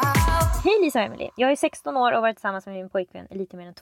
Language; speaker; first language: Swedish; native; Swedish